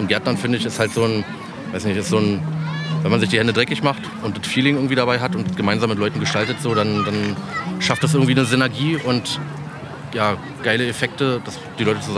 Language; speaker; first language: German; native; German